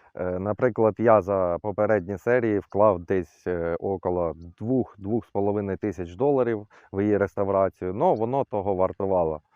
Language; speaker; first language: Ukrainian; non-native, local second language; Russian